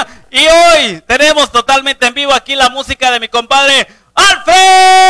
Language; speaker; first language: Spanish; native; Spanish